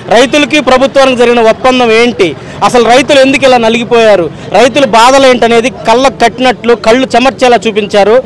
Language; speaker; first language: Telugu; native; Telugu